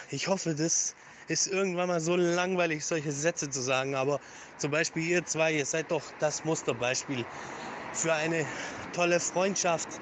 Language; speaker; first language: German; native; German